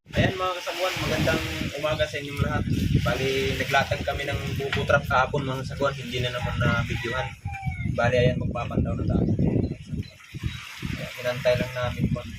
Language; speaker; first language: Filipino; native; Filipino